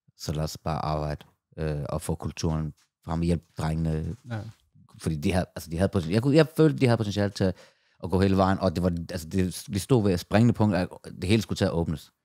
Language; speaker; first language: Danish; early bilingual, other home language; Persian